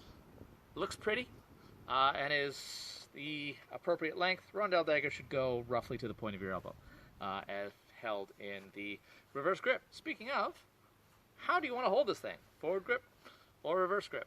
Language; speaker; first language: English; native; English